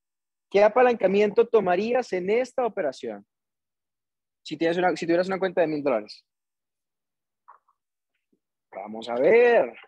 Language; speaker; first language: Spanish; native; Spanish